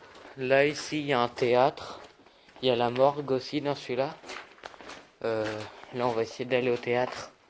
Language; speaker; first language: French; native; French